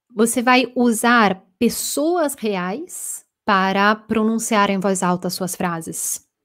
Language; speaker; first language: Portuguese; non-native, fluent; Italian